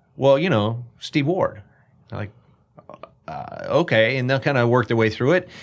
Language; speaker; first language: English; native; English